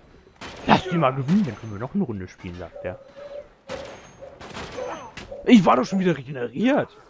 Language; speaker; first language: German; native; German